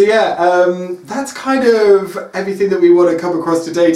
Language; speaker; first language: English; native; English